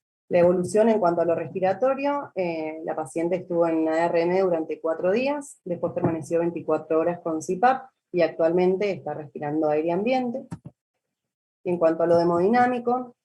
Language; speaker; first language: Spanish; native; Spanish